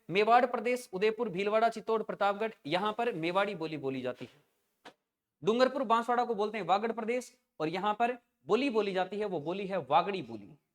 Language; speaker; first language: Hindi; native; Hindi